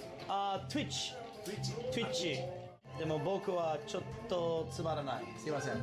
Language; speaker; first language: Japanese; non-native, learner; English